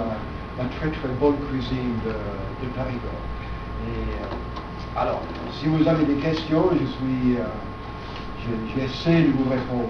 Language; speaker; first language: French; non-native, fluent; English